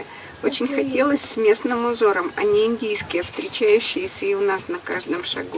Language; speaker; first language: Russian; native; Russian